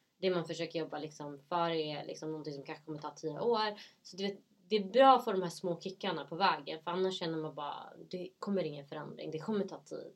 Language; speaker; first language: Swedish; early bilingual, other home language; Somali